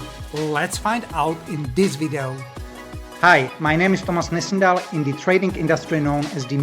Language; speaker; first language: English; non-native, fluent; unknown